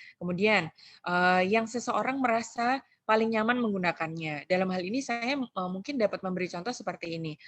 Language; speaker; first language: Indonesian; native; Indonesian